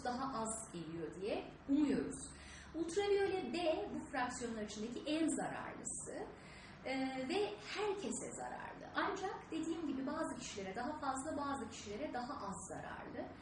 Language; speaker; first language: Turkish; native; Turkish